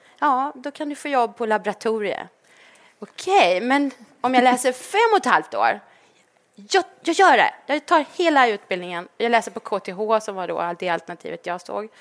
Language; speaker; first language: Swedish; native; Swedish